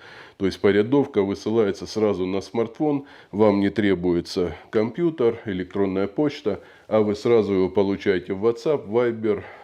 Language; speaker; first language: Russian; native; Russian